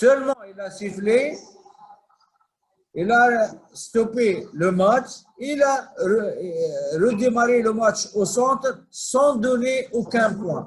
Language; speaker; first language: French; non-native, fluent; Arabic